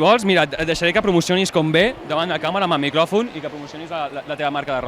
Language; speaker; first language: Catalan; native; Catalan